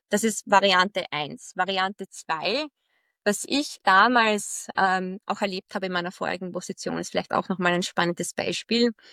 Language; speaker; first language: German; early bilingual, other home language; Arabic